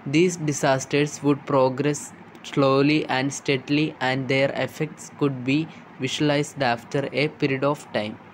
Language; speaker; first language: English; non-native, local second language; Malayalam